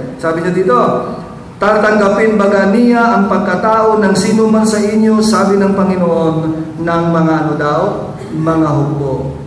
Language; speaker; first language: Filipino; non-native, local second language; Hiligaynon